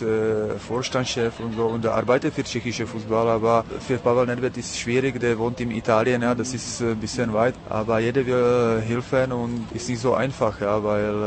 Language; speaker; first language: German; non-native, learner; Czech